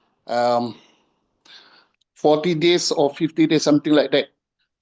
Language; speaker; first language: English; non-native, fluent; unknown